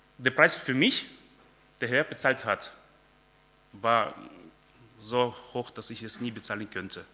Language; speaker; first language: German; early bilingual, other home language; Russian